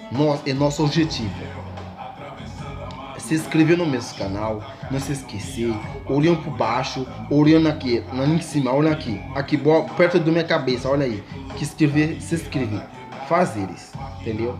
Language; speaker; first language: Portuguese; non-native, learner; Haitian Creole